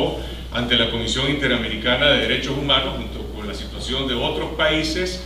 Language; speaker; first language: Spanish; native; Spanish